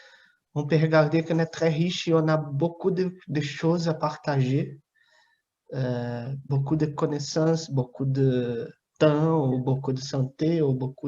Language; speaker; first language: French; non-native, fluent; Portuguese